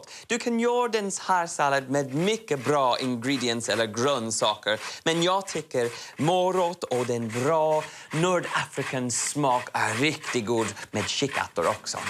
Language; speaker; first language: Swedish; non-native, learner; English